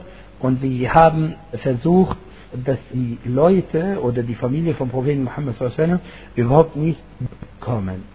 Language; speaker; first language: German; non-native, fluent; Arabic